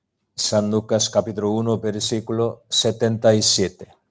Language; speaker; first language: Spanish; non-native, learner; Korean